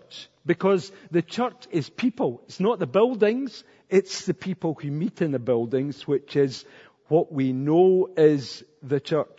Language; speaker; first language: English; native; English